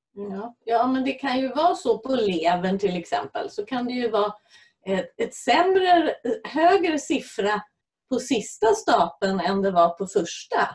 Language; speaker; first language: Swedish; native; Swedish